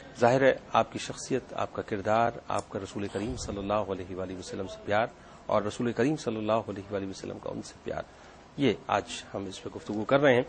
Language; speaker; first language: Urdu; native; Urdu